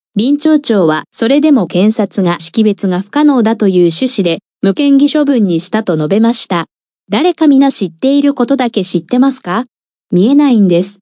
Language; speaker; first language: Japanese; non-native, fluent; Korean